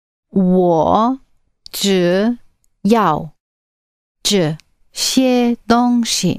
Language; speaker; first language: Chinese; non-native, learner; English